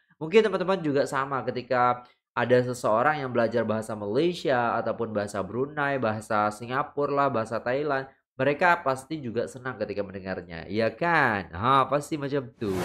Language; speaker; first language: Indonesian; native; Indonesian